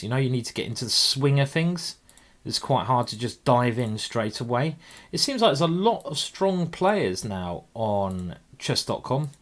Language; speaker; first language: English; native; English